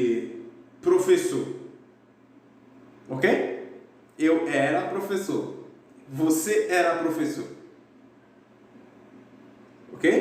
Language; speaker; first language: Portuguese; non-native, fluent; Haitian Creole